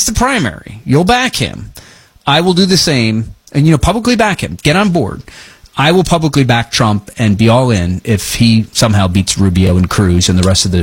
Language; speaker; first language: English; native; English